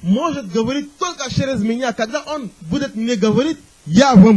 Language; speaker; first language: Russian; non-native, fluent; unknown